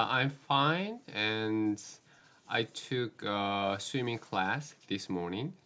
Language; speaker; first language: English; non-native, learner; Korean